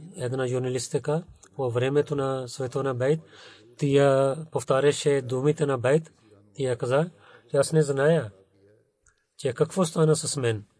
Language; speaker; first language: Bulgarian; non-native, learner; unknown